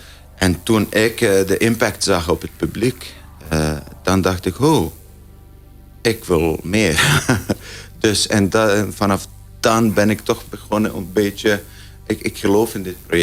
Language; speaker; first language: Dutch; non-native, fluent; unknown